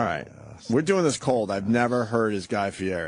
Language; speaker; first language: English; native; English